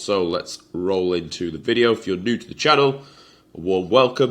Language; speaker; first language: English; native; English